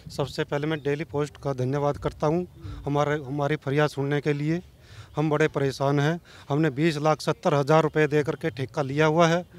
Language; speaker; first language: Hindi; non-native, local second language; Punjabi